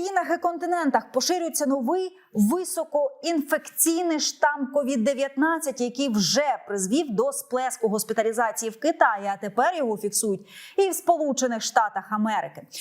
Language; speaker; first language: Ukrainian; native; Ukrainian